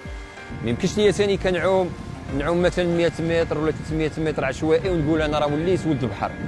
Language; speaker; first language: Arabic; native; Arabic